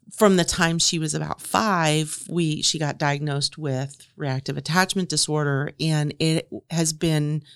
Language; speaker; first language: English; native; English